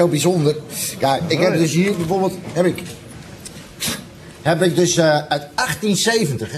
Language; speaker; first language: Dutch; native; Dutch